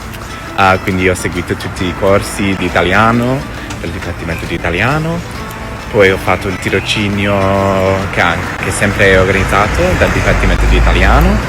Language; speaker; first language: Italian; non-native, fluent; English